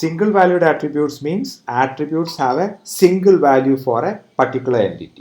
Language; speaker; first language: English; non-native, local second language; Malayalam